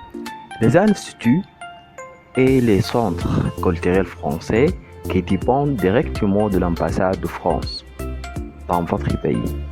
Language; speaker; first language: French; non-native, fluent; Arabic